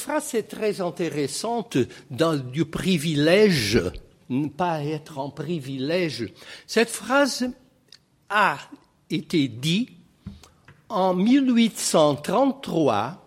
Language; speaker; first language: French; non-native, fluent; Portuguese